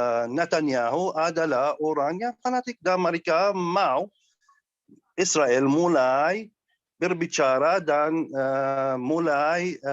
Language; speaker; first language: Indonesian; non-native, learner; Arabic